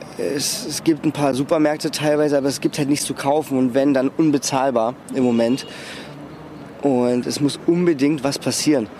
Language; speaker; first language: German; early bilingual, other home language; Russian